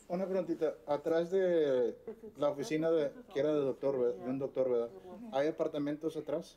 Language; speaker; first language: Spanish; early bilingual, other home language; English